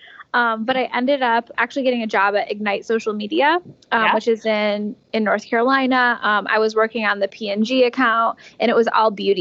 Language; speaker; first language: English; native; English